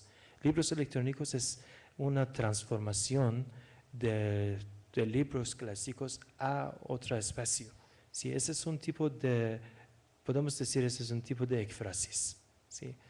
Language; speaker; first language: Spanish; non-native, fluent; Persian